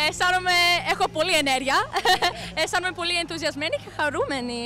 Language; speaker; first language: Greek; early bilingual, heritage; English